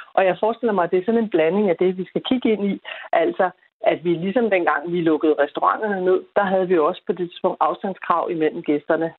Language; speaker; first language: Danish; native; Danish